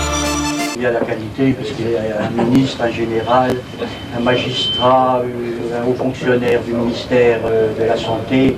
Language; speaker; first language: French; native; French